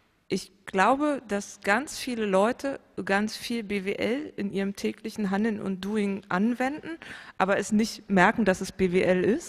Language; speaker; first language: German; native; German